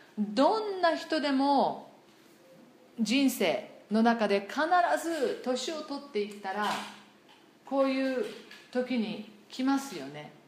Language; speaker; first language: Japanese; non-native, fluent; English